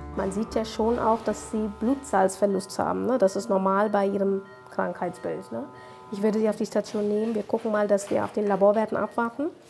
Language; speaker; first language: German; non-native, fluent; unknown